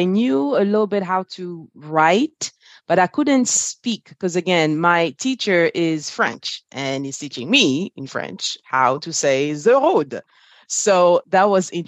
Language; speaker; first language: English; non-native, fluent; French